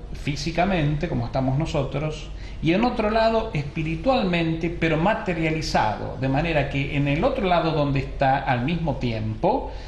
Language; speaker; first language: Spanish; native; Spanish